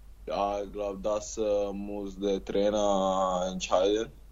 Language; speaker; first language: German; non-native, learner; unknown